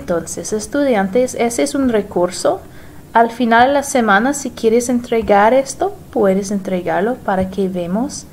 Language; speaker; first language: Spanish; non-native, fluent; English